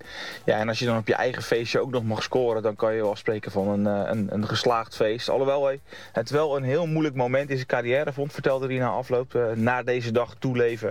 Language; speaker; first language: Dutch; native; Dutch